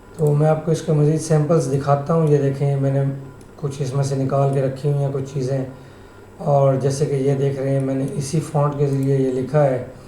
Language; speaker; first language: Urdu; native; Urdu